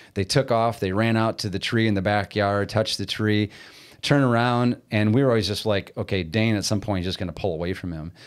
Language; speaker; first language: English; native; English